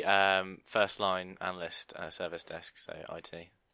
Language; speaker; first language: English; native; English